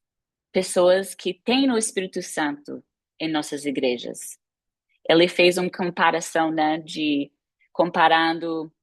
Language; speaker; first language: Portuguese; non-native, fluent; English